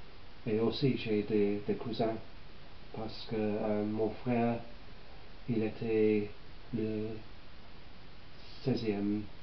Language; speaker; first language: French; non-native, learner; English